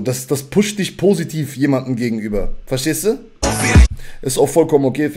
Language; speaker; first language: German; native; German